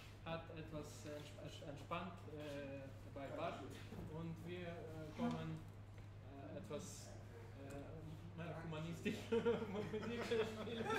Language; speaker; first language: German; non-native, learner; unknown